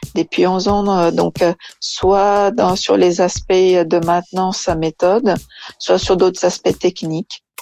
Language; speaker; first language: French; non-native, fluent; Portuguese